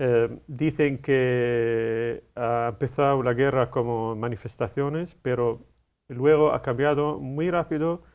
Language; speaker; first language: Spanish; non-native, learner; Arabic